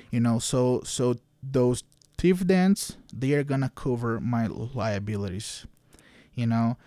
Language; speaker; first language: English; non-native, fluent; Portuguese